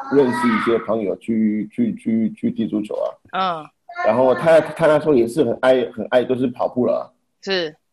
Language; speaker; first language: Chinese; non-native, fluent; Haitian Creole